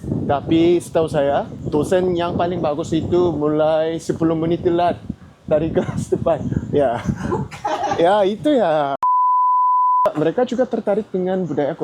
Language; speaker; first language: Indonesian; non-native, learner; Korean